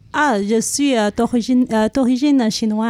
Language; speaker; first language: French; non-native, learner; Chinese